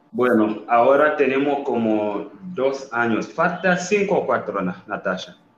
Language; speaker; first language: Spanish; non-native, learner; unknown